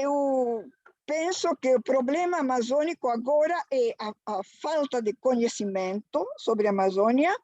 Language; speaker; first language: Portuguese; non-native, fluent; Spanish